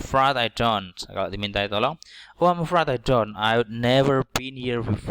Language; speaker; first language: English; non-native, learner; Indonesian